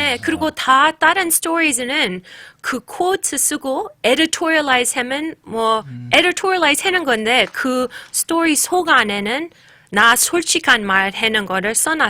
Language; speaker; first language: Korean; early bilingual, heritage; English